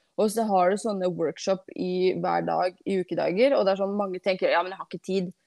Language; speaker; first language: Norwegian; non-native, fluent; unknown